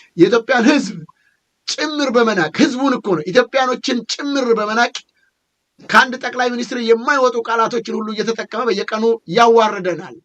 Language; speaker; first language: Amharic; native; Amharic